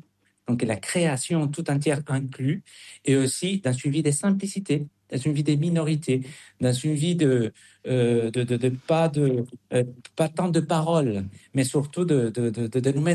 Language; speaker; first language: French; non-native, fluent; Spanish